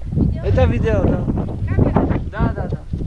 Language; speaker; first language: Russian; non-native, learner; Polish